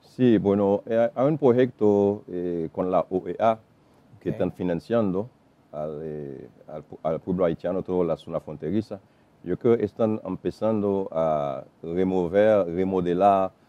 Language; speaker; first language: Spanish; non-native, fluent; Haitian Creole